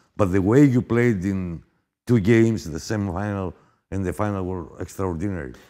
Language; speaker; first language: English; non-native, fluent; Greek